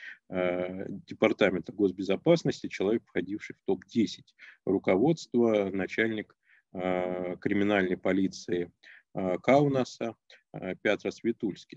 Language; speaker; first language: Russian; native; Russian